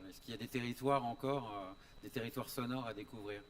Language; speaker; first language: French; native; French